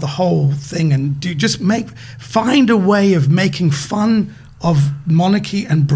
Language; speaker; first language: English; native; English